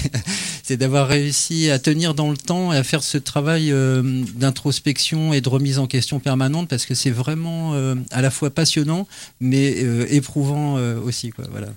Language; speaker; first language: French; native; French